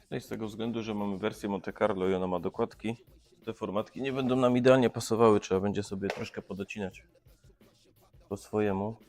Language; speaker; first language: Polish; native; Polish